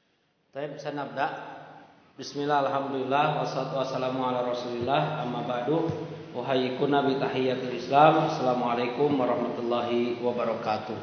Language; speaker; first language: Arabic; non-native, fluent; Indonesian